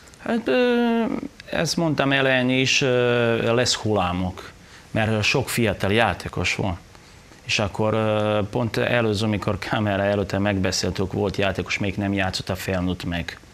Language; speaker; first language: Hungarian; non-native, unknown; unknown